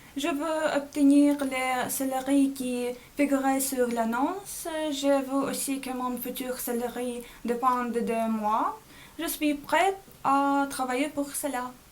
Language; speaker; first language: French; non-native, learner; Ukrainian